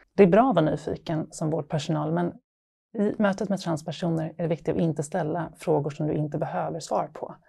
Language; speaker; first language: Swedish; native; Swedish